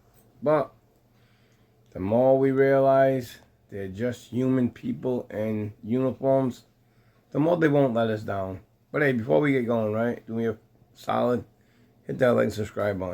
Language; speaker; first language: English; native; English